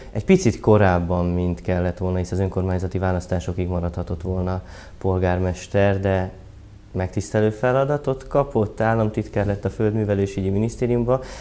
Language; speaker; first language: Hungarian; native; Hungarian